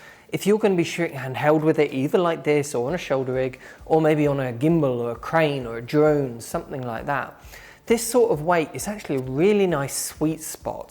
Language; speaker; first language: English; native; English